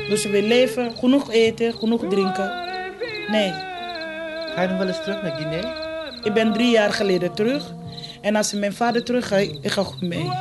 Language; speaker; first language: Dutch; non-native, fluent; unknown